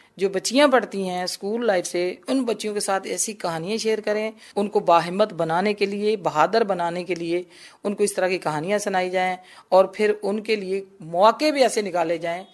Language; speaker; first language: Urdu; non-native, local second language; Punjabi